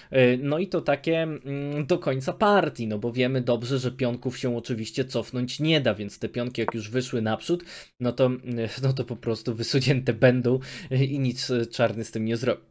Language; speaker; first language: Polish; native; Polish